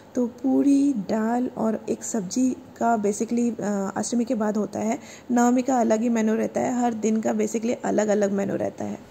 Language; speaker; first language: Hindi; non-native, local second language; Bangla